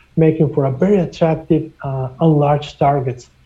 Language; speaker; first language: English; non-native, fluent; Spanish